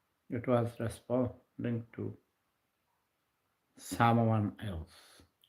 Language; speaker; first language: English; non-native, local second language; Bangla